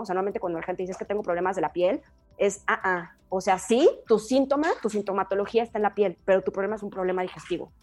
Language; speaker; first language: Spanish; native; Spanish